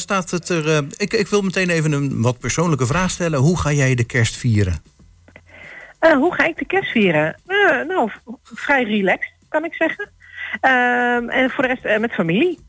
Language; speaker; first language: Dutch; native; Dutch